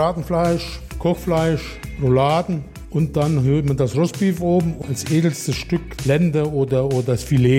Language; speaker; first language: German; native; German